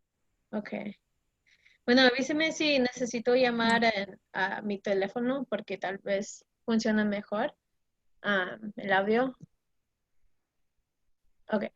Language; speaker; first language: Spanish; non-native, fluent; English